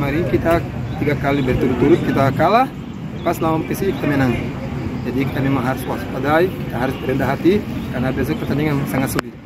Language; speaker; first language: Indonesian; non-native, fluent; Portuguese